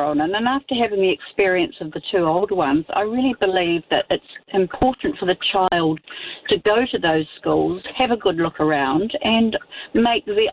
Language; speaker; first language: English; native; English